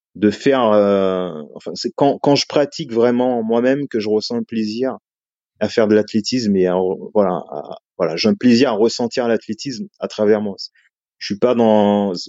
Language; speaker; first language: French; native; French